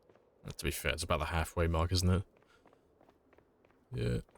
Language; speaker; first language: English; native; English